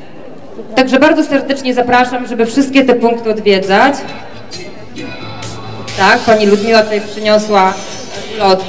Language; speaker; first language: Polish; native; Polish